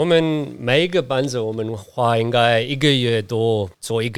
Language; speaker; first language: Chinese; non-native, learner; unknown